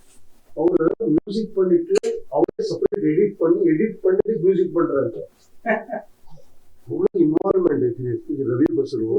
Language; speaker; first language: Tamil; non-native, learner; Kannada